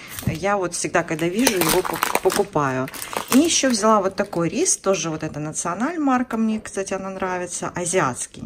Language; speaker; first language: Russian; native; Russian